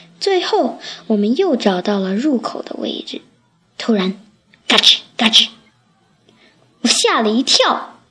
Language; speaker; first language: Chinese; native; Chinese